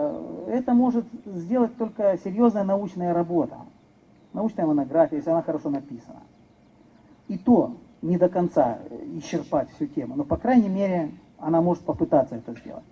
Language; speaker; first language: Russian; native; Russian